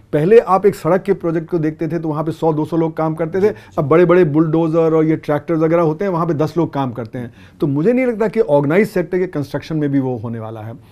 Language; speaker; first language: Hindi; native; Hindi